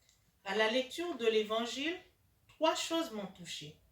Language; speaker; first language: French; native; French